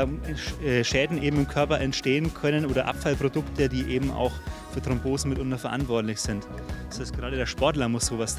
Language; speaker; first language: German; native; German